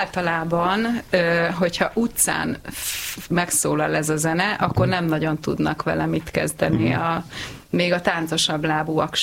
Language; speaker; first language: Hungarian; native; Hungarian